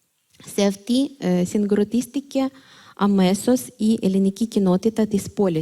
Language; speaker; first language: Greek; non-native, fluent; Ukrainian